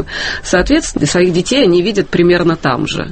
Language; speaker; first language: Russian; native; Russian